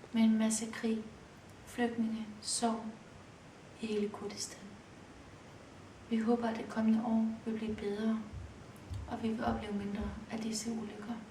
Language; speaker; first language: Danish; early bilingual, other home language; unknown